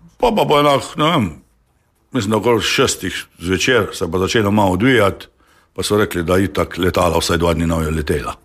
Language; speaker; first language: Slovenian; native; Slovenian